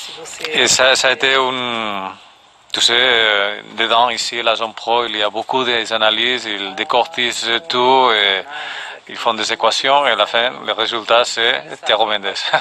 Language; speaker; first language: French; non-native, fluent; Spanish